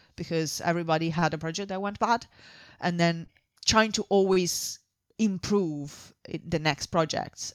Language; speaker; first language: English; non-native, fluent; Italian